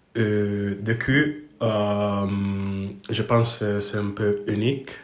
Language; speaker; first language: French; non-native, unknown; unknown